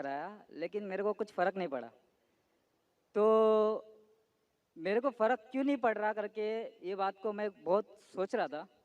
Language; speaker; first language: Hindi; non-native, local second language; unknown